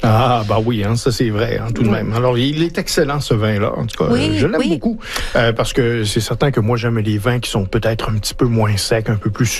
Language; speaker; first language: French; native; French